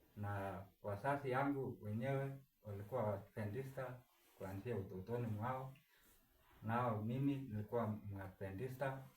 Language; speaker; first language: Swahili; non-native, local second language; Kalenjin